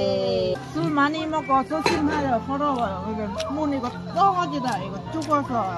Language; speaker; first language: Korean; non-native, learner; Lao